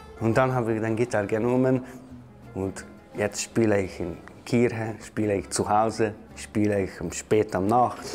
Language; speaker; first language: German; non-native, fluent; Hungarian